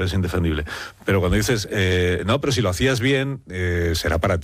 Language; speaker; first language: Spanish; native; Spanish